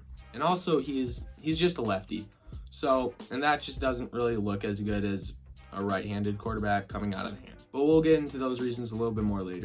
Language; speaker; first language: English; native; English